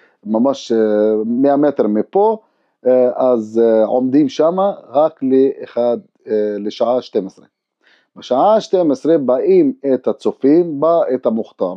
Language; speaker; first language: Hebrew; non-native, local second language; Arabic